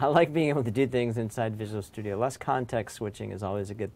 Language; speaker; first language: English; native; English